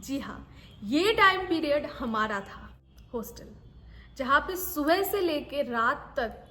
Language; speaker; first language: Hindi; native; Hindi